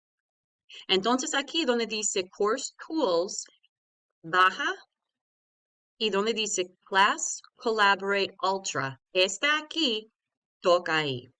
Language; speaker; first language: Spanish; early bilingual, heritage; Spanish